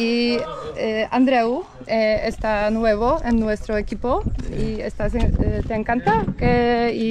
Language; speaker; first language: Spanish; non-native, learner; Polish